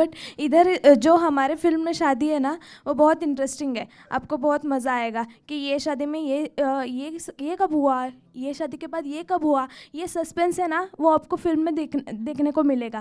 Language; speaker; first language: Hindi; non-native, local second language; Marathi